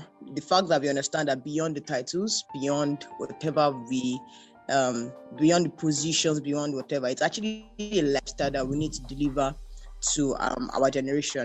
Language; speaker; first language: English; non-native, local second language; Yoruba